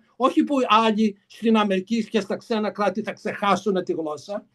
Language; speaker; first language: Greek; early bilingual, heritage; Greek